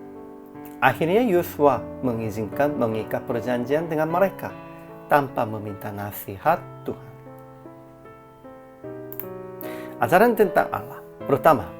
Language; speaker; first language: Indonesian; non-native, fluent; Korean